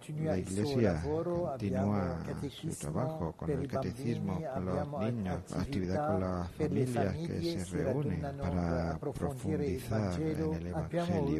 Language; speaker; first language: Spanish; non-native, fluent; Arabic